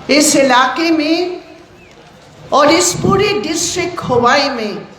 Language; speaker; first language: Hindi; non-native, local second language; Bangla